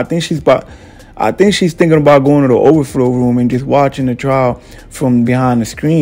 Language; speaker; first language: English; native; English